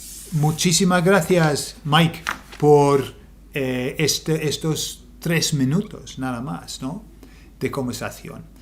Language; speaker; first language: Spanish; non-native, fluent; English